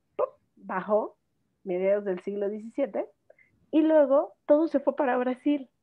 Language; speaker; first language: Spanish; native; Spanish